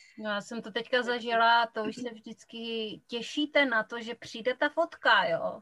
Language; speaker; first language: Czech; native; Czech